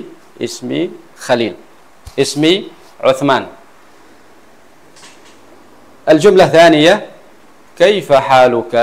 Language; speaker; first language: Arabic; non-native, fluent; Western Cham